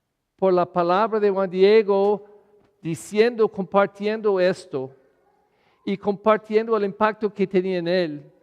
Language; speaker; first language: Spanish; non-native, fluent; English